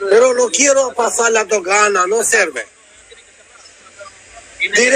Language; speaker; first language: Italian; non-native, learner; Albanian